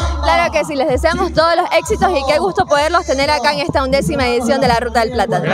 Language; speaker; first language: Spanish; native; Spanish